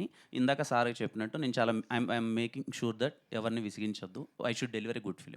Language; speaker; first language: Telugu; native; Telugu